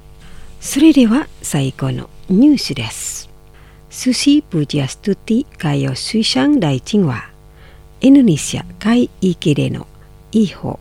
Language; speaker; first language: Japanese; non-native, fluent; Indonesian